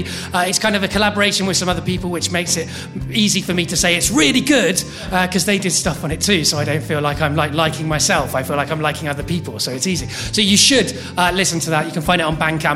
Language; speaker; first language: English; native; English